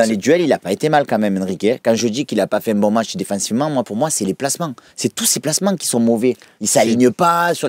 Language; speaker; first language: French; native; French